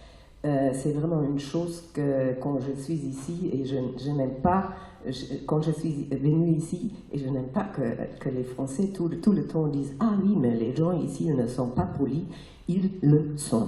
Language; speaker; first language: French; non-native, fluent; German